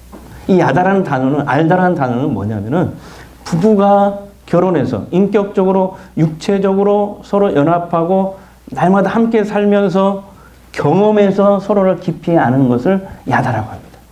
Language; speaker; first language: Korean; native; Korean